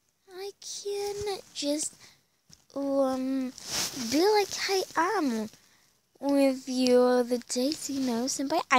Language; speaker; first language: English; non-native, learner; Spanish